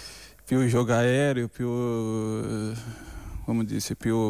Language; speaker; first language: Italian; non-native, fluent; Portuguese